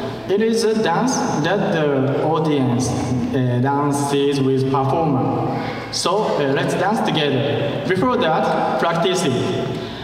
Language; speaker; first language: English; non-native, learner; Japanese